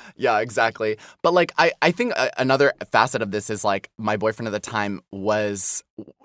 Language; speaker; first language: English; native; English